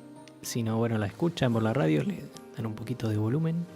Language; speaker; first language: Spanish; native; Spanish